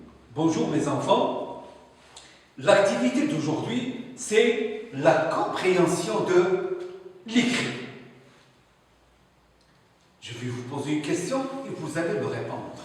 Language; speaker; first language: French; non-native, local second language; Arabic